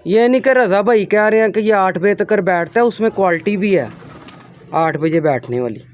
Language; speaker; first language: Urdu; non-native, local second language; Punjabi